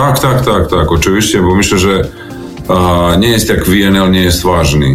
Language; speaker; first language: Polish; non-native, learner; Serbian